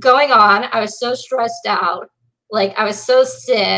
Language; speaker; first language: English; native; English